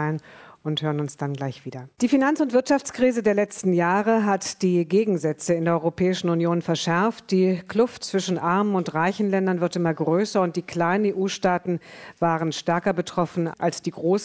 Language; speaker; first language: German; native; German